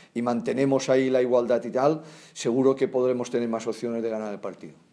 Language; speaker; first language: Spanish; non-native, local second language; Catalan